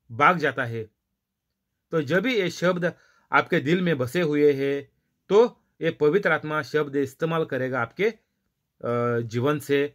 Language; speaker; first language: Hindi; non-native, local second language; Marathi